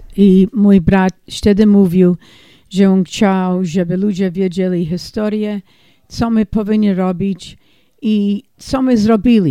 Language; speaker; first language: Polish; early bilingual, heritage; English